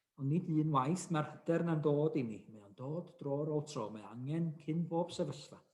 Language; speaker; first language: Welsh; native; Welsh